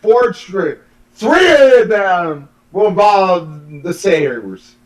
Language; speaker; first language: English; native; English